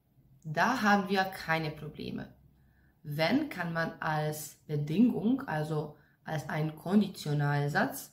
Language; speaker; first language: German; non-native, fluent; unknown